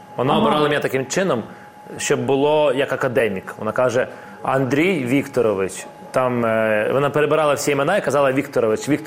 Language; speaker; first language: Ukrainian; non-native, local second language; Russian